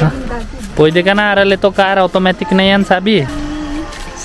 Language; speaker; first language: Filipino; non-native, learner; Hindi